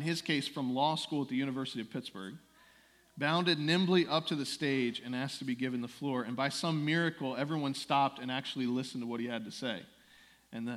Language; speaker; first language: English; native; English